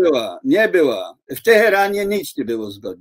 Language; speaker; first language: Polish; non-native, fluent; English